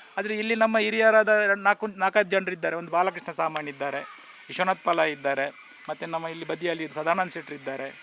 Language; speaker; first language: Kannada; native; Kannada